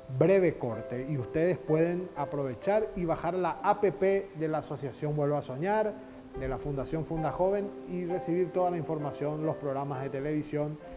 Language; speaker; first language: Spanish; native; Spanish